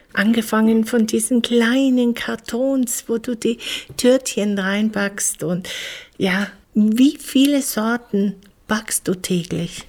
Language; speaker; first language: German; native; German